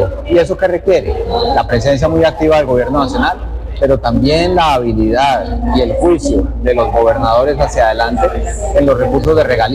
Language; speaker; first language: Spanish; native; Spanish